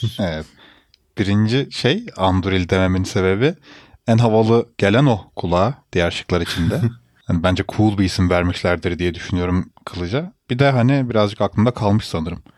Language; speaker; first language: Turkish; native; Turkish